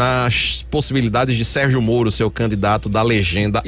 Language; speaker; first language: Portuguese; native; Portuguese